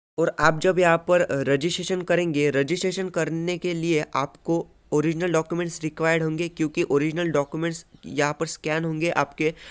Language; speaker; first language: Hindi; non-native, local second language; Marathi